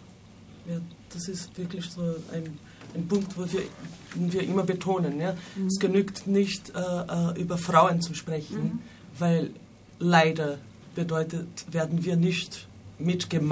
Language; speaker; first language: German; non-native, fluent; Portuguese